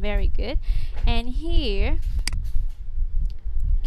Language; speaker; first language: English; non-native, fluent; Vietnamese